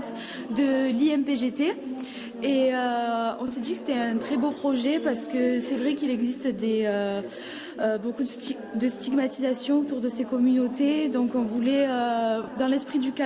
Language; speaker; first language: French; native; French